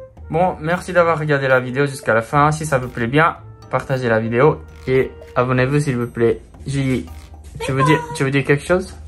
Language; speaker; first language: French; non-native, fluent; Japanese